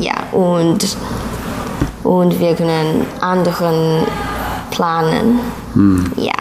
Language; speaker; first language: German; non-native, learner; Chinese